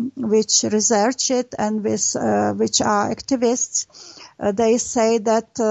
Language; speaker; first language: English; non-native, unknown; Czech